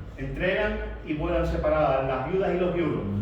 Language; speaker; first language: Spanish; native; Spanish